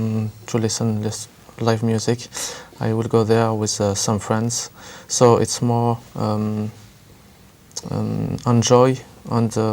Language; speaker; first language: English; non-native, learner; French